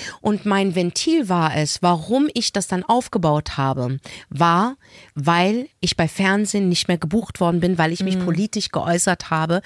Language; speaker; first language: German; early bilingual, other home language; Arabic